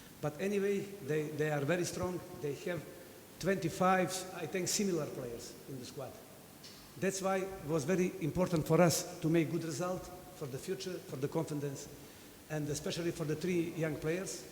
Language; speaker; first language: English; non-native, fluent; Serbian